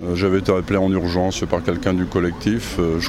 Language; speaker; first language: French; native; French